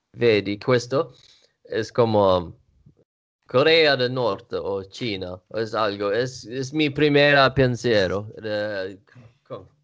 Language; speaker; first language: Italian; non-native, learner; Swedish